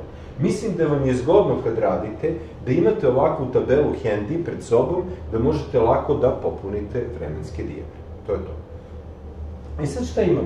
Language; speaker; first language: Serbian; native; Serbian